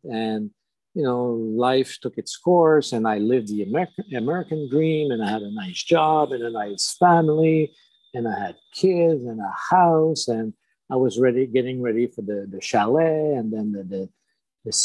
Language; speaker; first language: English; non-native, fluent; French